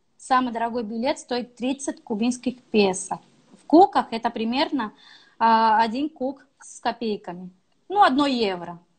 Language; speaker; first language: Russian; non-native, fluent; Spanish